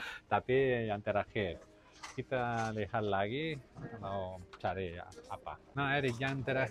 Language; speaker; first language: Indonesian; non-native, learner; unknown